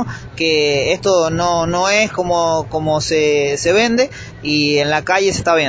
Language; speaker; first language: Spanish; native; Spanish